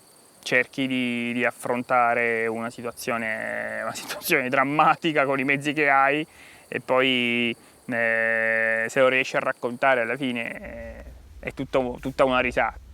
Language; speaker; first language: Italian; native; Italian